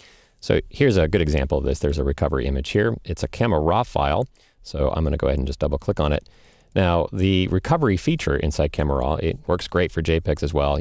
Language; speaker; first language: English; native; English